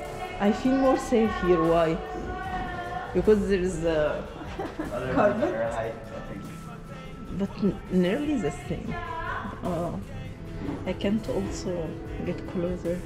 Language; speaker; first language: English; non-native, fluent; Arabic